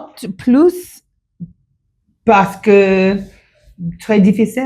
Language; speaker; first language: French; non-native, learner; English